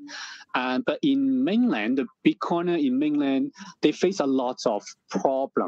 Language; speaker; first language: English; non-native, local second language; Cantonese